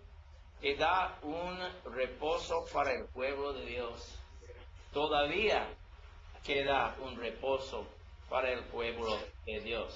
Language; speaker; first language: Spanish; non-native, learner; English